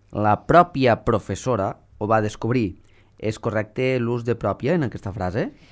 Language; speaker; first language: Catalan; native; Catalan